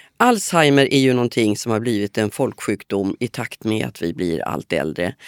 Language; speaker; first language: Swedish; native; Swedish